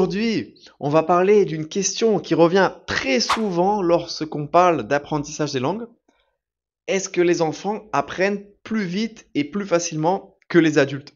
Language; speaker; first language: French; native; French